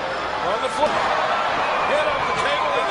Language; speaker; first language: English; native; English